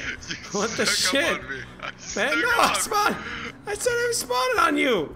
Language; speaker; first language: English; native; English